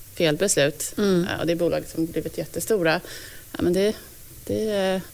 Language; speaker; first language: Swedish; non-native, fluent; English